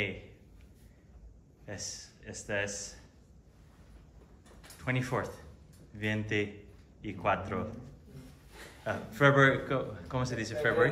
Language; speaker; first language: Spanish; non-native, learner; English